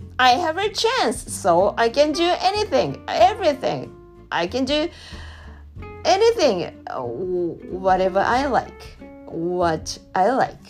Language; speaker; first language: English; non-native, learner; Japanese